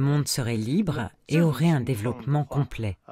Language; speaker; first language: French; native; French